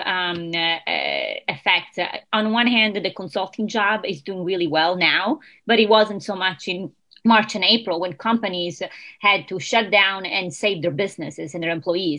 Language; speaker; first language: English; non-native, fluent; Italian